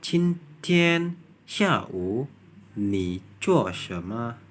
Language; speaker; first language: Chinese; non-native, learner; Indonesian